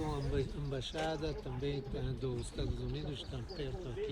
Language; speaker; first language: Portuguese; non-native, fluent; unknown